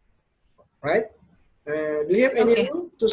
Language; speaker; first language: English; non-native, learner; Indonesian